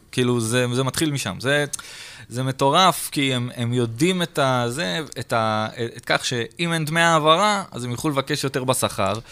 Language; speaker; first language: Hebrew; native; Hebrew